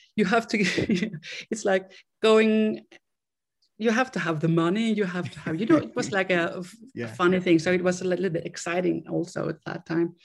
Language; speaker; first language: English; non-native, fluent; Swedish